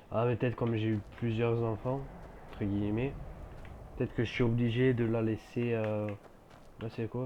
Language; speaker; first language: French; native; French